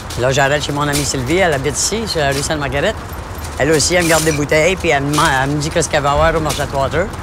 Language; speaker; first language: French; native; French